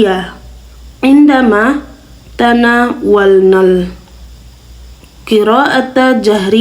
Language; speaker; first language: Arabic; non-native, learner; Indonesian